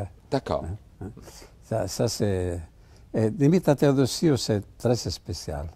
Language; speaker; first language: French; non-native, fluent; Italian